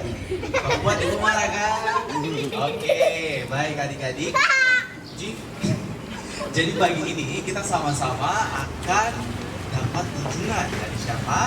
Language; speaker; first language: Malay; native; Malay